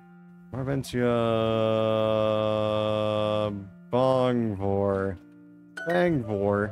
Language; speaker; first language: Dutch; non-native, learner; English